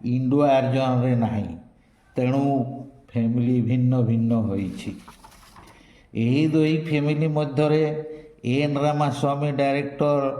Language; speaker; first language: Odia; non-native, local second language; Santali